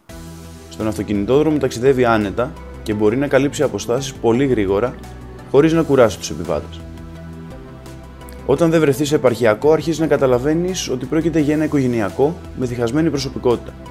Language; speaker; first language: Greek; native; Greek